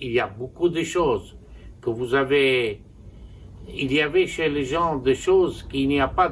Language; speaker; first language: French; non-native, local second language; Armenian